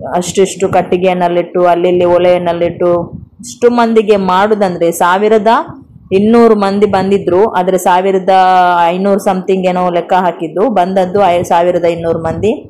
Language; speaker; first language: Kannada; non-native, local second language; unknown